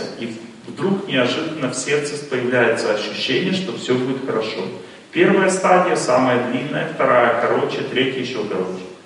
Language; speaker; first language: Russian; native; Russian